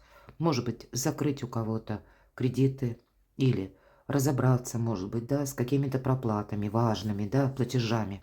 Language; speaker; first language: Russian; native; Russian